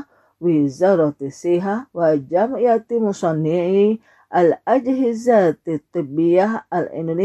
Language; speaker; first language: Arabic; non-native, fluent; Indonesian